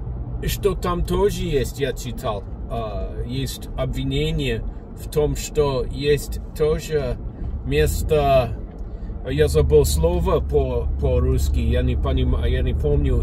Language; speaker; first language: Russian; non-native, learner; English